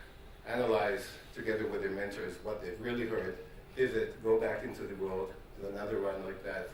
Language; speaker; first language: English; non-native, fluent; Hebrew